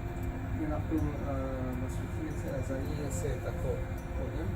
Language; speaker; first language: Hebrew; non-native, fluent; English